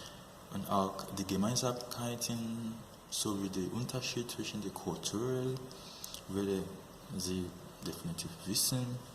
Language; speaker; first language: German; non-native, fluent; Yoruba